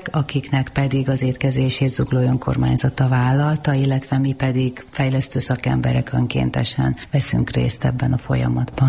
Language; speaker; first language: Hungarian; native; Hungarian